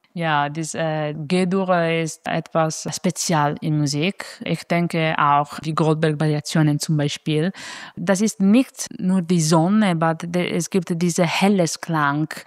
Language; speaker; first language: German; non-native, fluent; Italian